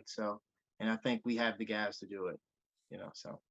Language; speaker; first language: English; native; English